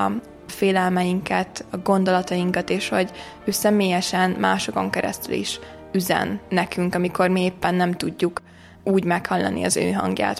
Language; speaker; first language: Hungarian; native; Hungarian